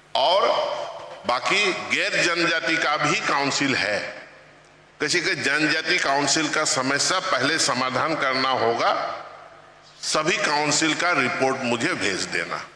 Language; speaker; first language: Hindi; non-native, local second language; Assamese